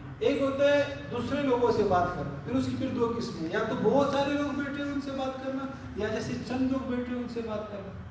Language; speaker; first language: Urdu; non-native, local second language; Pashto